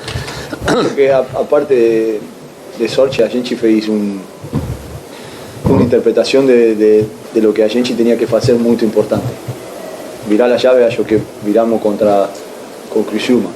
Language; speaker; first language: Portuguese; non-native, learner; Spanish